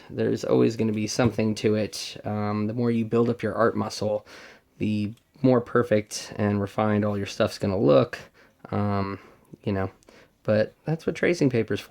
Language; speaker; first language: English; native; English